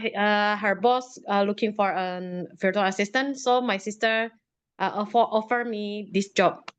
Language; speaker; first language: English; non-native, learner; Indonesian